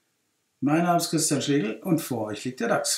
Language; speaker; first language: German; native; German